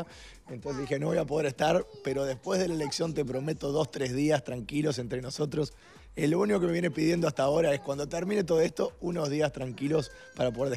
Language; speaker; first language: Spanish; native; Spanish